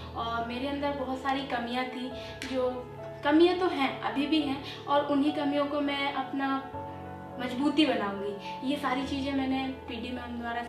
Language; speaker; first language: Hindi; native; Hindi